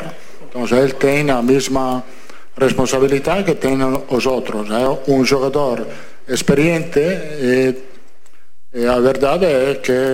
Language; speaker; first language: Portuguese; non-native, fluent; Italian